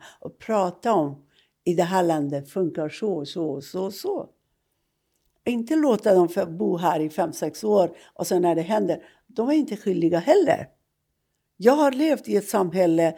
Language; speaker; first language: Swedish; non-native, fluent; Persian